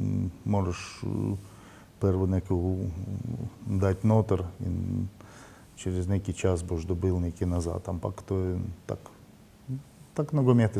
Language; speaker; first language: Slovenian; non-native, learner; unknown